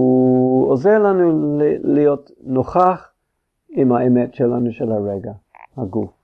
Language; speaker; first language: Hebrew; non-native, fluent; English